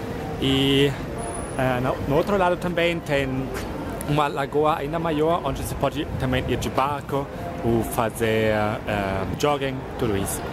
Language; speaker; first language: Portuguese; non-native, fluent; German